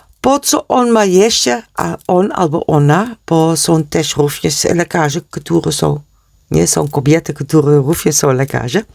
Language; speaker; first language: Polish; non-native, learner; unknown